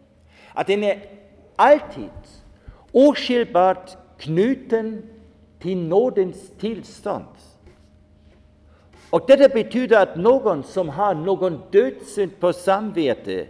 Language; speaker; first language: Swedish; non-native, fluent; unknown